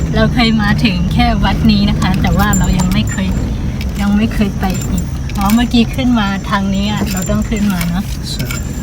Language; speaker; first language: Thai; non-native, local second language; Shan